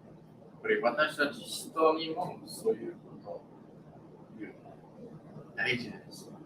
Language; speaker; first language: Japanese; non-native, learner; English